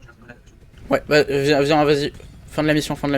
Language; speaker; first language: French; native; French